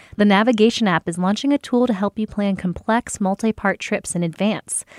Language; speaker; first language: English; native; English